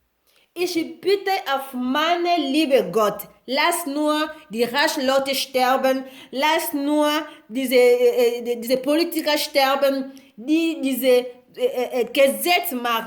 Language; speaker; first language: German; non-native, learner; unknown